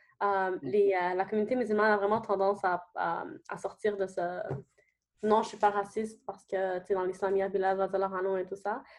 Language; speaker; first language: French; early bilingual, other home language; Arabic